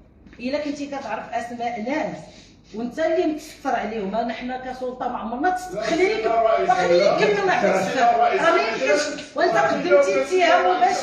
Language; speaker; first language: Arabic; native; Arabic